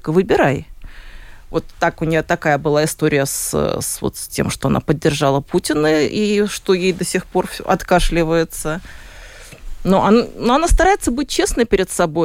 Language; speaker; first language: Russian; native; Russian